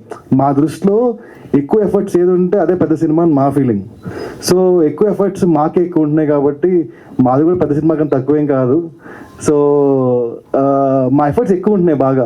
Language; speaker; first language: Telugu; native; Telugu